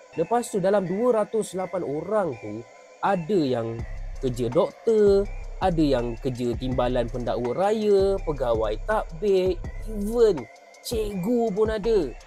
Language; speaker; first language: Malay; native; Malay